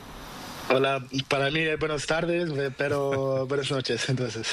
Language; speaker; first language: Spanish; non-native, learner; Portuguese